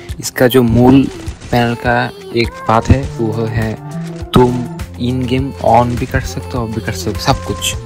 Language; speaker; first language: Hindi; non-native, learner; Bangla